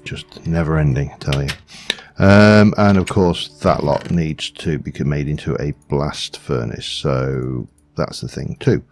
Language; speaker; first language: English; native; English